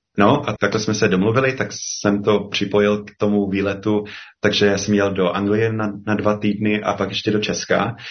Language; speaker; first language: Czech; non-native, fluent; English